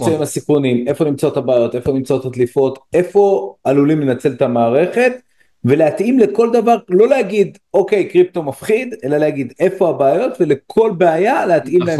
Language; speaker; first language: Hebrew; native; Hebrew